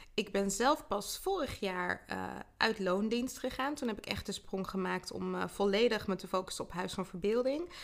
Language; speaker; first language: Dutch; native; Dutch